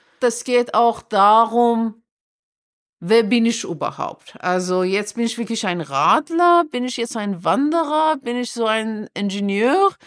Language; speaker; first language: German; non-native, fluent; Persian